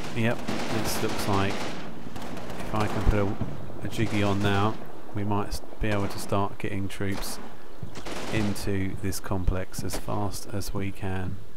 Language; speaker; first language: English; native; English